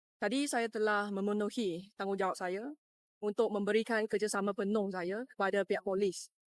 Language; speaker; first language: Malay; non-native, local second language; Chinese